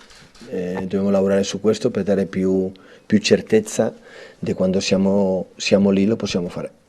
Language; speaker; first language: Italian; non-native, fluent; Catalan